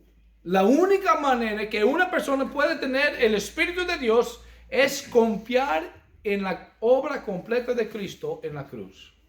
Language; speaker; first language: Spanish; non-native, fluent; English